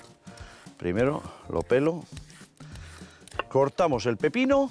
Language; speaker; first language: Spanish; native; Spanish